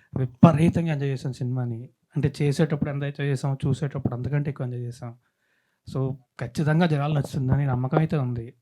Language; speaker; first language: Telugu; native; Telugu